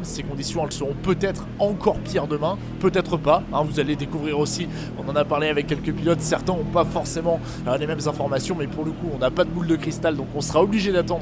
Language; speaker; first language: French; native; French